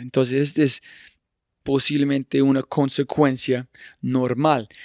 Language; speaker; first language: Spanish; non-native, fluent; English